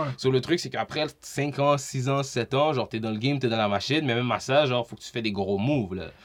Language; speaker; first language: French; native; French